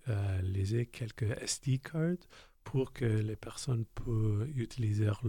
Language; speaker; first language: French; non-native, learner; English